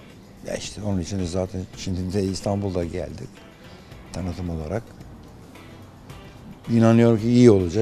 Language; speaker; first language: Turkish; non-native, fluent; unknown